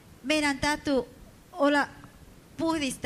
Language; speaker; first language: Finnish; non-native, fluent; Spanish